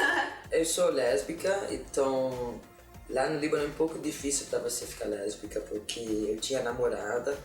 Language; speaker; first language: Portuguese; non-native, learner; Arabic